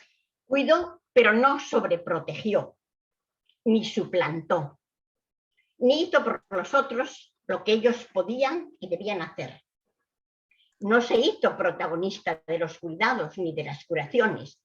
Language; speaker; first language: Spanish; native; Spanish